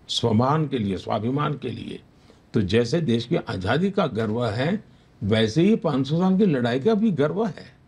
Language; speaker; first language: Hindi; non-native, local second language; Gujarati